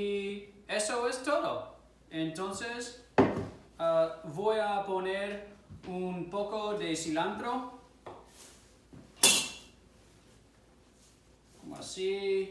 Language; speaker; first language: Spanish; non-native, fluent; English